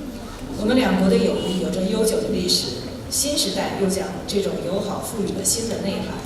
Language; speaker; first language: Chinese; native; Chinese